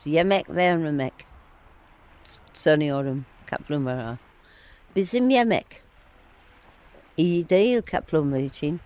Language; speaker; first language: Turkish; non-native, learner; English